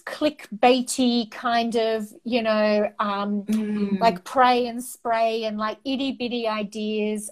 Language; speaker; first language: English; non-native, local second language; Greek